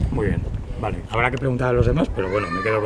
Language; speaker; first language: Spanish; native; Spanish